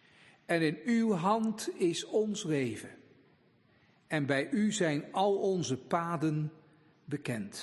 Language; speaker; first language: Dutch; native; Dutch